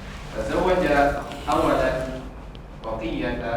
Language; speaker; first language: Arabic; non-native, learner; Indonesian